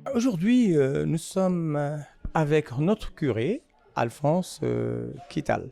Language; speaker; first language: French; non-native, local second language; Wolof